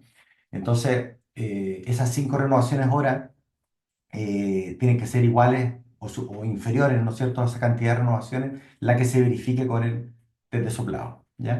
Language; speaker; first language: Spanish; native; Spanish